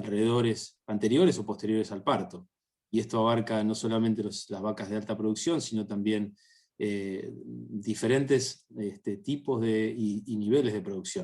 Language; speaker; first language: Spanish; native; Spanish